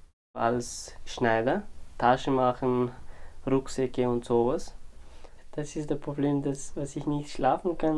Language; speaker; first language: German; non-native, learner; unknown